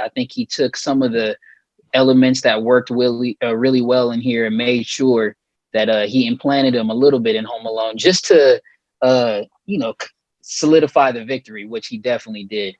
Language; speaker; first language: English; native; English